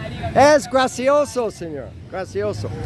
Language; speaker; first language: Spanish; non-native, learner; English